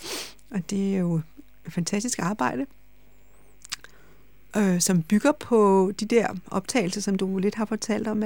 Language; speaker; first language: Danish; native; Danish